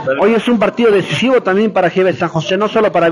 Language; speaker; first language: Spanish; native; Spanish